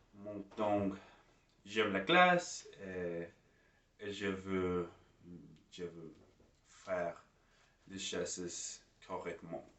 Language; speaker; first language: French; non-native, learner; English